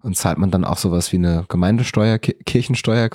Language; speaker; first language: German; native; German